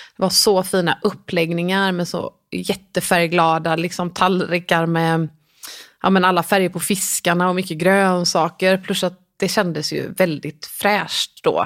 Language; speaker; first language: Swedish; native; Swedish